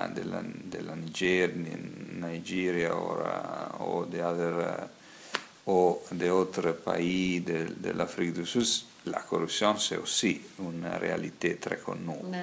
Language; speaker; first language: French; non-native, fluent; Italian